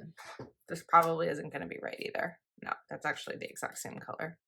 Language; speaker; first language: English; native; English